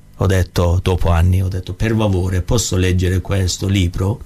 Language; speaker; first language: Italian; non-native, learner; Persian